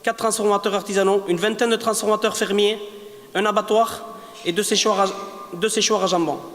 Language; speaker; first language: French; native; French